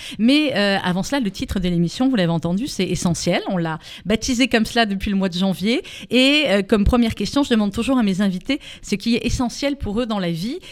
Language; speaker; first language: French; native; French